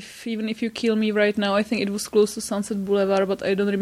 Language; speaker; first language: English; non-native, fluent; Czech